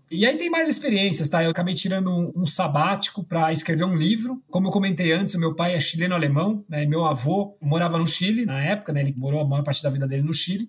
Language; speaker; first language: Portuguese; early bilingual, other home language; Spanish